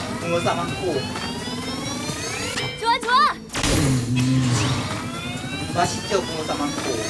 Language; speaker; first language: Korean; native; Korean